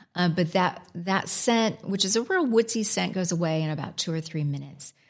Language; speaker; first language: English; native; English